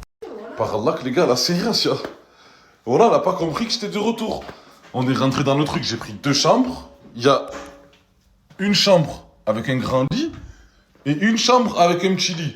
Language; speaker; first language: French; native; French